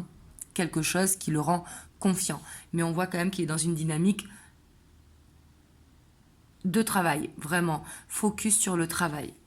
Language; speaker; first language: French; native; French